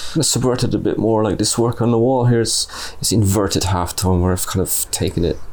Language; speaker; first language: English; native; English